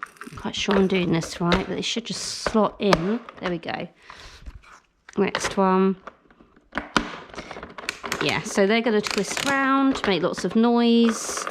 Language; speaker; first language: English; native; English